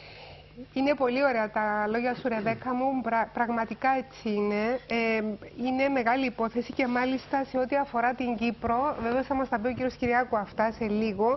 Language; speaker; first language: Greek; native; Greek